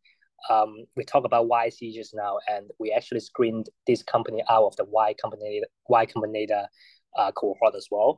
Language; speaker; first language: English; non-native, local second language; Cantonese